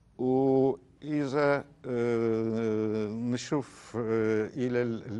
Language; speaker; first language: Arabic; non-native, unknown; Russian